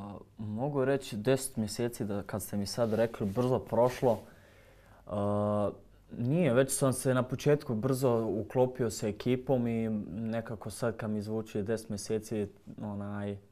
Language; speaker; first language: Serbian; early bilingual, heritage; Croatian